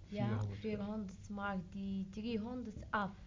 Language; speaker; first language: Dutch; non-native, learner; Arabic